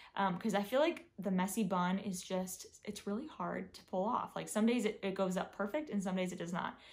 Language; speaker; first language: English; native; English